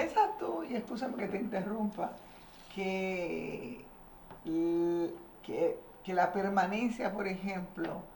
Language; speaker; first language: Spanish; native; Spanish